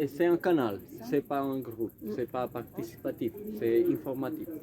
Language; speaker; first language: French; non-native, learner; Spanish